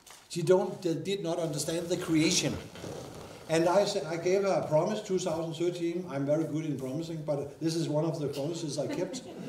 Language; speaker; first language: English; non-native, fluent; Danish